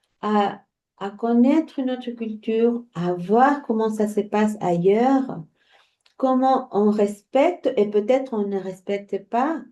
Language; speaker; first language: French; non-native, fluent; Spanish